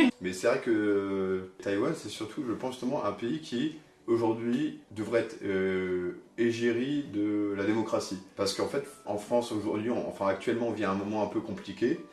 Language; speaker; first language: French; native; French